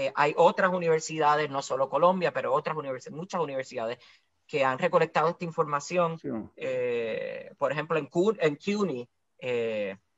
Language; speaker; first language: Spanish; native; Spanish